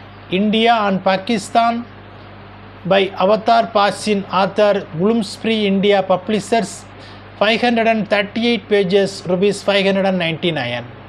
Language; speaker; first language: English; non-native, local second language; Tamil